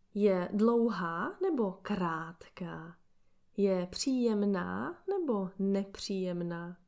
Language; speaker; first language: Czech; native; Czech